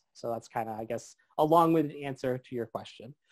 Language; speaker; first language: English; native; English